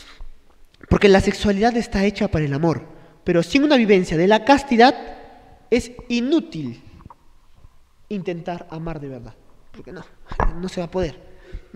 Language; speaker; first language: Spanish; native; Spanish